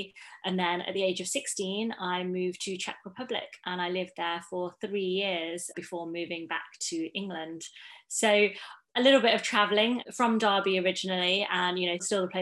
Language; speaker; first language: English; native; English